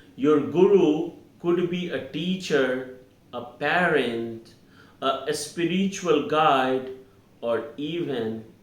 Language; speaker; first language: English; non-native, local second language; Hindi